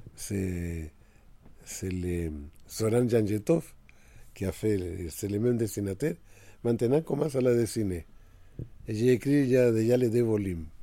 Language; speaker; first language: French; non-native, fluent; Spanish